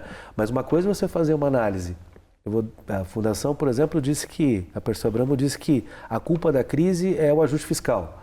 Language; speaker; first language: Portuguese; native; Portuguese